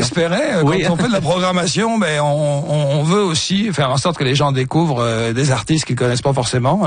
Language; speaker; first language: French; native; French